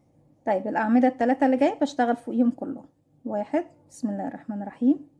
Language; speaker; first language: Arabic; native; Arabic